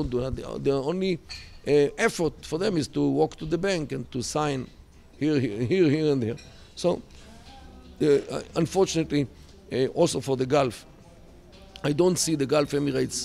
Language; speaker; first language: English; non-native, fluent; Hebrew